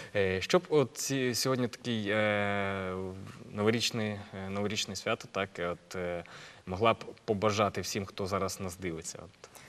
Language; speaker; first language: Ukrainian; native; Ukrainian